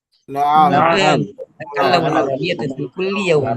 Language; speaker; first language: Arabic; non-native, learner; Indonesian